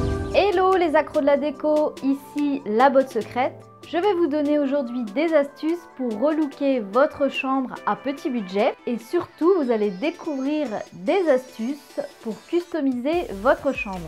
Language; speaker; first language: French; native; French